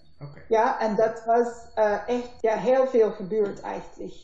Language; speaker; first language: Dutch; non-native, learner; Turkish